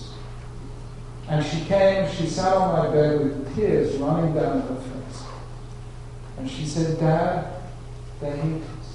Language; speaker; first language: English; native; English